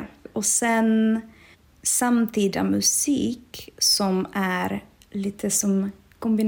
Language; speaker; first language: Swedish; non-native, fluent; Czech